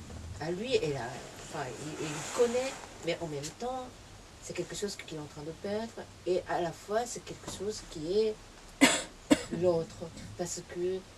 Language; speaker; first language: French; non-native, fluent; Japanese